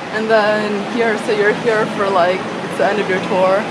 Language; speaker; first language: English; non-native, local second language; Cantonese